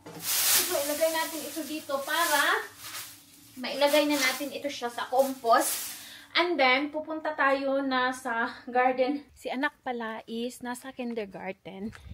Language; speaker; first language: Filipino; non-native, local second language; Cebuano